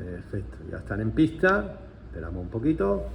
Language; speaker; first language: Spanish; native; Spanish